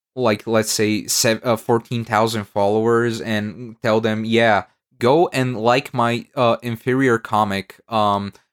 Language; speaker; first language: English; non-native, fluent; Bulgarian